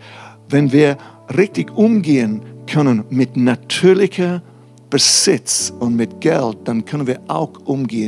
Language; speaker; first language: German; non-native, fluent; English